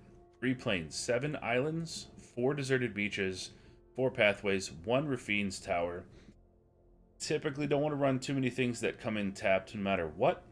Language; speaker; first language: English; native; English